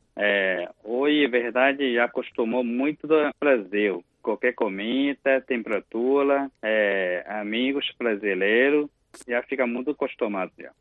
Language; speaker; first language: Portuguese; non-native, learner; Chinese